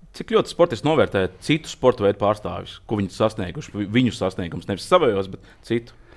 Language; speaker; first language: Latvian; native; Latvian